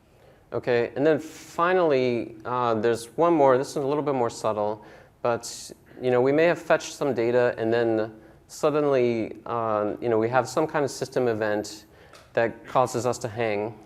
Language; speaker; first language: English; native; English